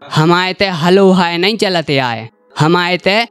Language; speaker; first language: Hindi; native; Hindi